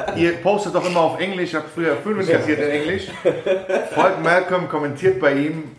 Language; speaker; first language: German; non-native, fluent; Persian